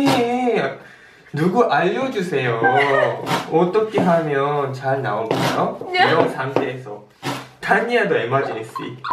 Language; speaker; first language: Korean; non-native, learner; Japanese